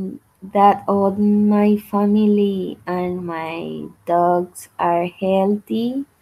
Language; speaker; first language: English; non-native, learner; Spanish